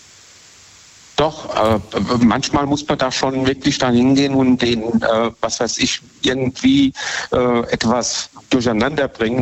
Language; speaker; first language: German; native; German